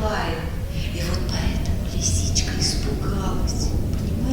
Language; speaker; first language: Russian; native; Russian